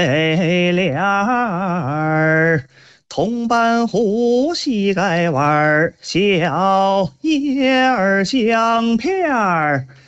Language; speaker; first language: Chinese; native; Chinese